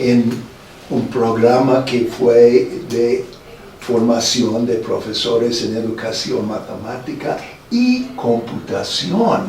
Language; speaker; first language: Spanish; non-native, fluent; English